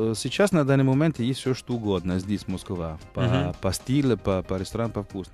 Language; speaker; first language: Russian; non-native, fluent; Italian